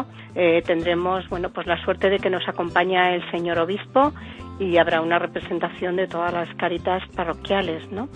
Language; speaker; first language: Spanish; native; Spanish